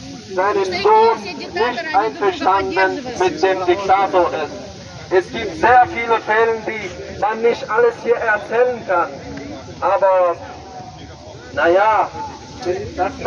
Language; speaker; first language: German; non-native, learner; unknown